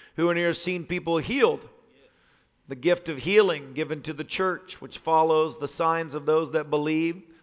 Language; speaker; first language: English; native; English